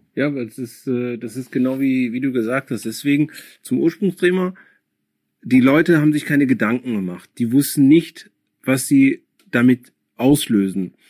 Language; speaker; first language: German; early bilingual, other home language; Akan